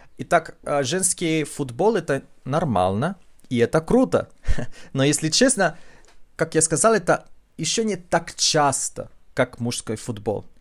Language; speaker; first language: Russian; non-native, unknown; Spanish